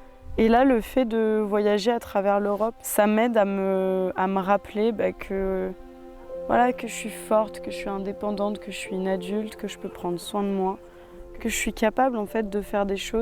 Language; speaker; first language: French; native; French